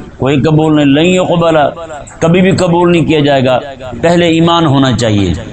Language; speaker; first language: Urdu; non-native, local second language; Punjabi